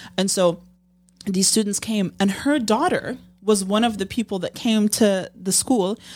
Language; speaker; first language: English; non-native, fluent; Arabic